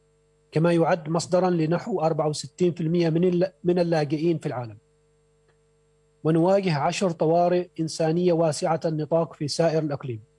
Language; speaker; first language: Arabic; native; Arabic